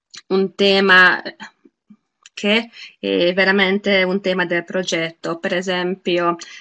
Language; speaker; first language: Italian; non-native, fluent; Hungarian